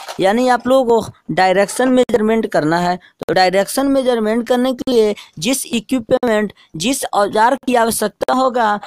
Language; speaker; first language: Hindi; native; Hindi